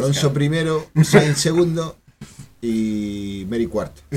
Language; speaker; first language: Spanish; native; Spanish